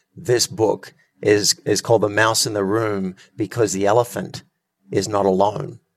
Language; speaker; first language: English; native; English